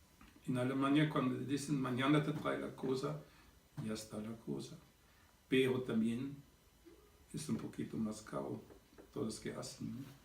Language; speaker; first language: Spanish; non-native, fluent; German